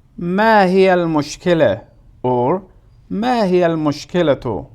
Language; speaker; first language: Arabic; non-native, fluent; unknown